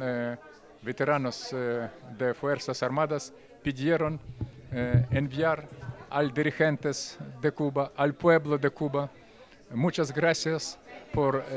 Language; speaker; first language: Spanish; non-native, fluent; Russian